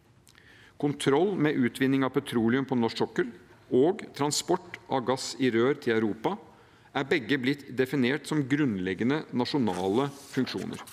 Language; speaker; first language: Norwegian; native; Norwegian